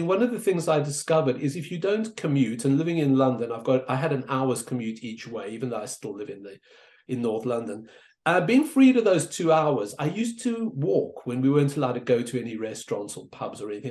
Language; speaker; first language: English; native; English